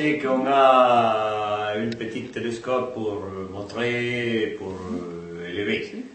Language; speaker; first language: French; non-native, fluent; Spanish